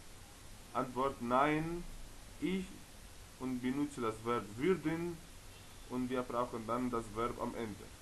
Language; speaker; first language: German; non-native, fluent; Arabic